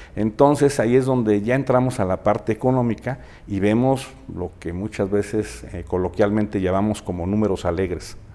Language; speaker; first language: Spanish; native; Spanish